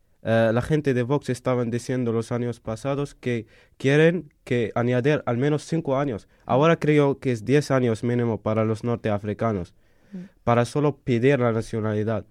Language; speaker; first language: Spanish; non-native, fluent; Arabic